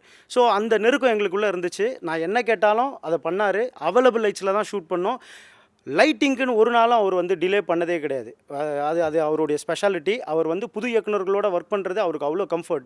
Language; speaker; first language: Tamil; native; Tamil